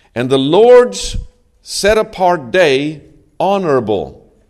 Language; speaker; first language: English; non-native, fluent; Swedish